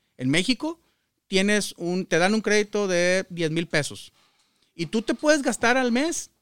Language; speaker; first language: Spanish; native; Spanish